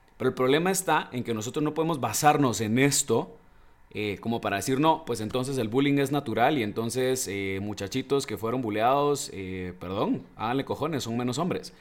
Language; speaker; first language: Spanish; native; Spanish